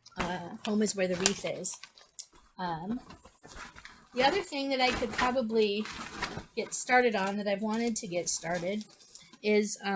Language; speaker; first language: English; native; English